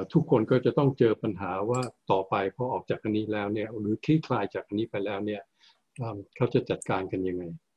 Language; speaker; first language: Thai; early bilingual, heritage; Thai